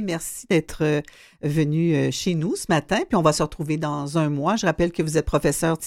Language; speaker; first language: French; native; French